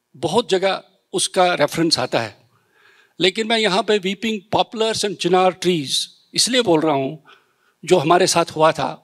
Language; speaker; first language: Hindi; native; Hindi